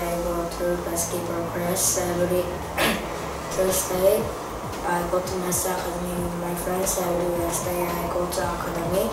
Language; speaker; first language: English; non-native, learner; Korean